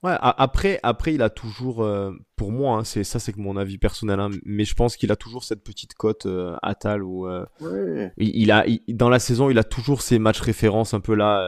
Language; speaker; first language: French; native; French